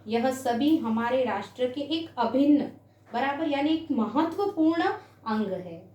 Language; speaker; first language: Hindi; non-native, local second language; Gujarati